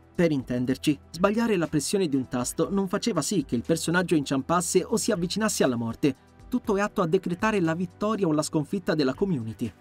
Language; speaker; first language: Italian; native; Italian